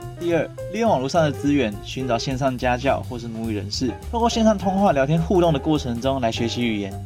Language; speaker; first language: Chinese; native; Chinese